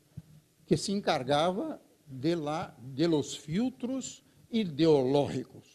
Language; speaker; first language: Spanish; non-native, fluent; Portuguese